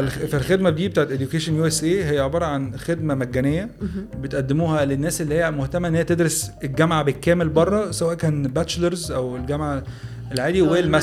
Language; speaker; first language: Arabic; native; Arabic